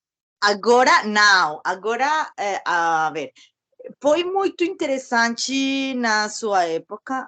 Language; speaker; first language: Portuguese; non-native, learner; Spanish